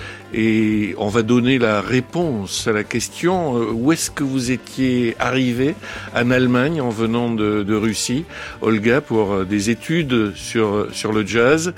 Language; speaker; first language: French; native; French